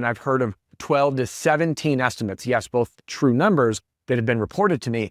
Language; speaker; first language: English; native; English